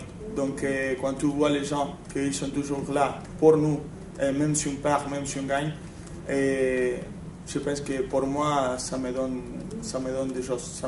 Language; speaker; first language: French; non-native, fluent; Spanish